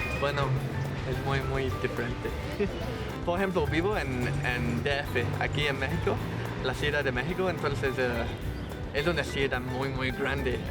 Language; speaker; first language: Spanish; non-native, learner; English